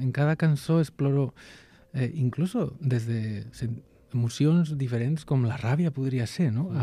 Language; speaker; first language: Catalan; non-native, local second language; Spanish